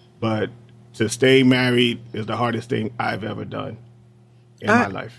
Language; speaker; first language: English; native; English